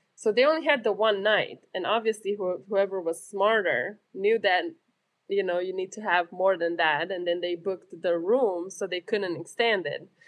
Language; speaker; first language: English; non-native, fluent; Romanian